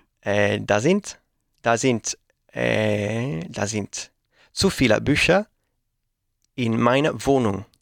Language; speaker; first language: German; non-native, learner; Spanish